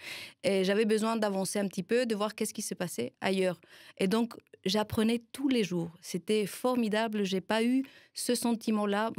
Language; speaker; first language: French; non-native, fluent; Spanish